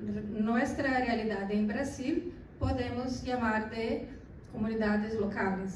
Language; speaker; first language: Spanish; non-native, fluent; Portuguese